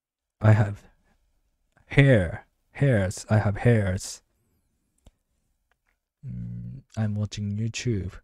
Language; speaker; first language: English; non-native, learner; Japanese